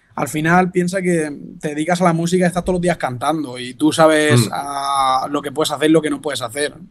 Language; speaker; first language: Spanish; native; Spanish